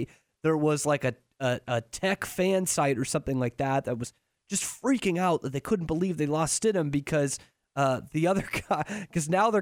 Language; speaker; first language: English; native; English